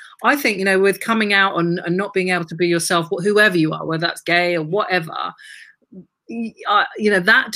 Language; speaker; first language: English; native; English